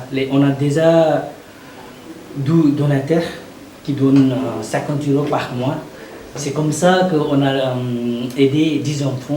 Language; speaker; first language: French; non-native, learner; Nepali